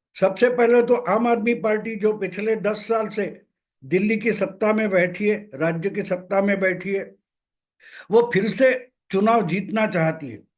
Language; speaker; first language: Hindi; non-native, local second language; Marathi